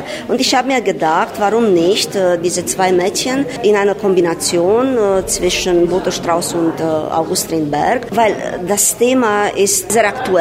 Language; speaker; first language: German; non-native, local second language; Romanian